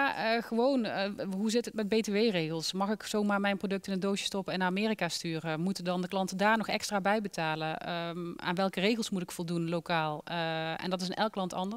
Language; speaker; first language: Dutch; native; Dutch